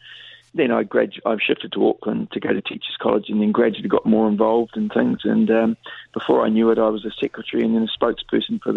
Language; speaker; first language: English; native; English